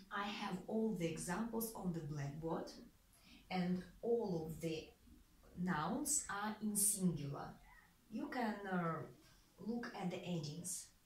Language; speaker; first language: English; non-native, fluent; Russian